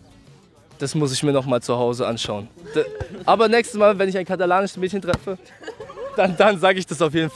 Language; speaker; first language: German; native; German